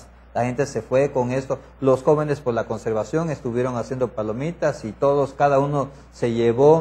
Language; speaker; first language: Spanish; native; Spanish